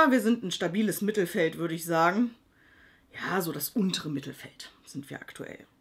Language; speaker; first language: German; native; German